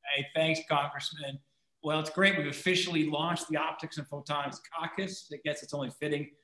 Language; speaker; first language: English; native; English